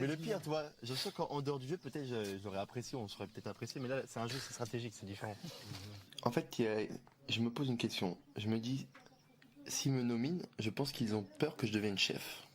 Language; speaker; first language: French; native; French